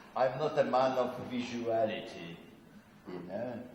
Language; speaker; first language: English; non-native, fluent; Russian